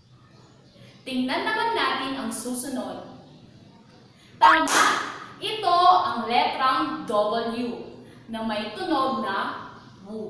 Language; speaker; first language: Filipino; native; Filipino